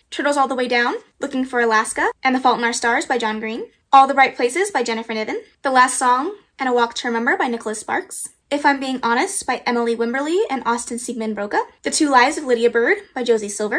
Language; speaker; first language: English; native; English